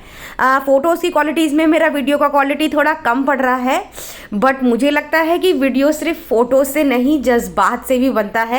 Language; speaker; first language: Hindi; native; Hindi